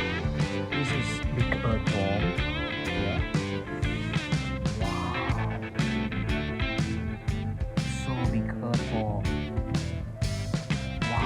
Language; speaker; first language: English; non-native, learner; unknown